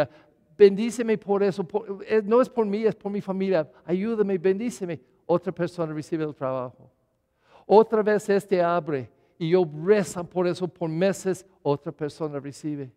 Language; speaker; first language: Spanish; non-native, learner; English